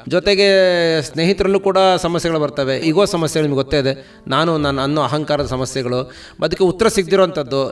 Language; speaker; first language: Kannada; native; Kannada